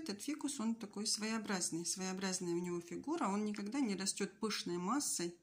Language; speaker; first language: Russian; native; Russian